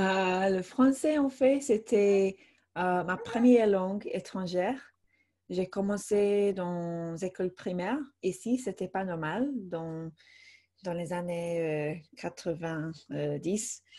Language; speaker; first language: French; non-native, fluent; English